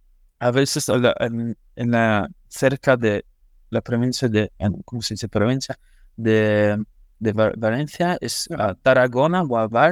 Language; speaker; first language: Spanish; non-native, learner; French